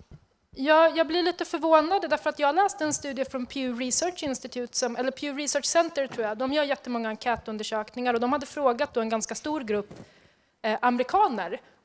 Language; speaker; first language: Swedish; native; Swedish